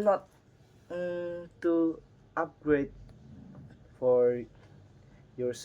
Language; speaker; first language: English; non-native, learner; Indonesian